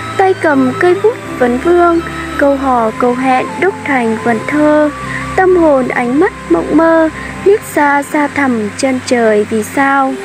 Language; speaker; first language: Vietnamese; non-native, local second language; Hmong